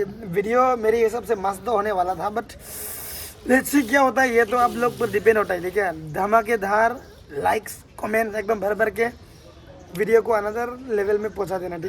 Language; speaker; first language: Hindi; non-native, local second language; Bangla